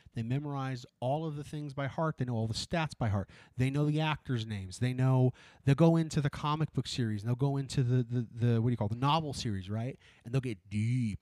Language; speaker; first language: English; early bilingual, other home language; Spanish